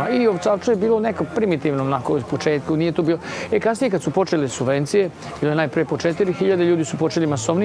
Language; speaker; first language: Serbian; native; Serbian